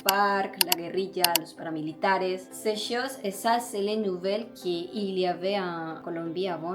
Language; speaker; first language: French; non-native, learner; Spanish